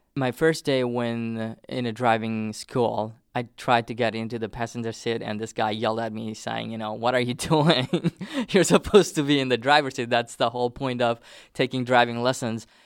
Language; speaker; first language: English; non-native, local second language; Nepali